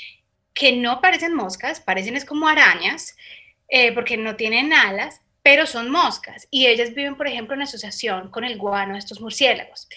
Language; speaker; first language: Spanish; native; Spanish